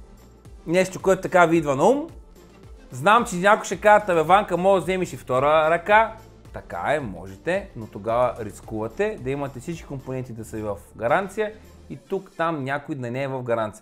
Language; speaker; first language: Bulgarian; native; Bulgarian